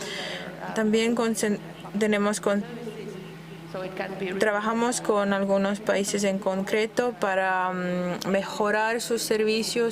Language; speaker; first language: Spanish; non-native, fluent; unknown